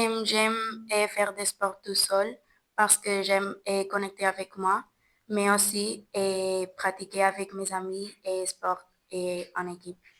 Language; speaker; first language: French; non-native, learner; Spanish